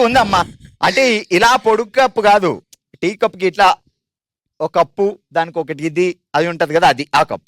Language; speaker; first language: Telugu; native; Telugu